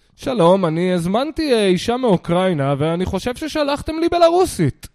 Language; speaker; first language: Hebrew; native; Hebrew